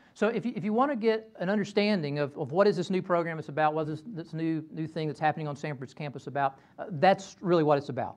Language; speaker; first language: English; native; English